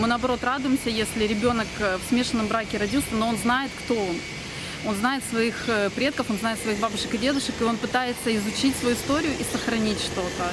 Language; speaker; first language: Russian; native; Russian